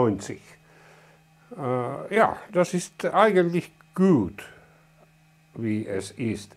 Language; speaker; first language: German; non-native, learner; Finnish